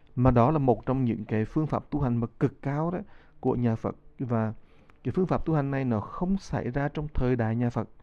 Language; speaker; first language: Vietnamese; native; Vietnamese